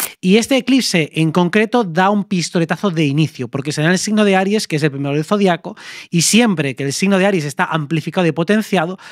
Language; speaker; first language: Spanish; native; Spanish